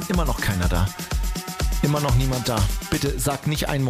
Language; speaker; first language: German; native; German